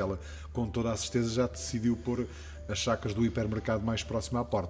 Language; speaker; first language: Portuguese; native; Portuguese